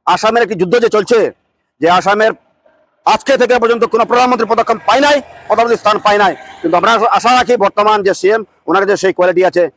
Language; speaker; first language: Bangla; non-native, local second language; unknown